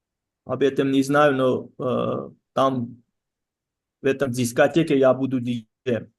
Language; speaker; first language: Russian; non-native, learner; Armenian